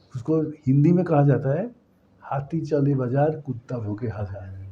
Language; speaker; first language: Hindi; non-native, local second language; Bangla